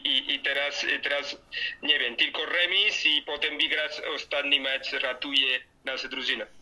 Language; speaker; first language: Polish; non-native, learner; Spanish